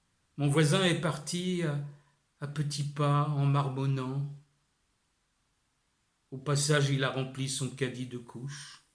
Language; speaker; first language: French; native; French